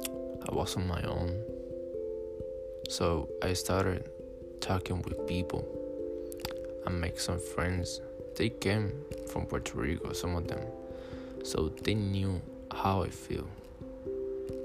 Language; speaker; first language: English; non-native, fluent; Spanish